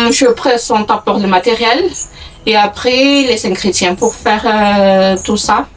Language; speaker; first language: French; non-native, local second language; Malagasy